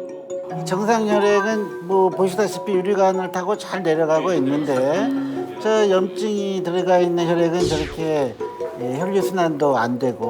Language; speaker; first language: Korean; native; Korean